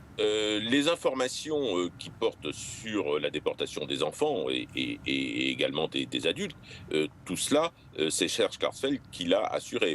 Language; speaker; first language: French; native; French